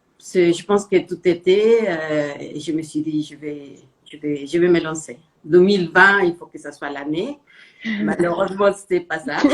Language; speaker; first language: French; non-native, fluent; Spanish